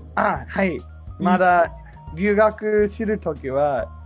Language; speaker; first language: Japanese; non-native, fluent; English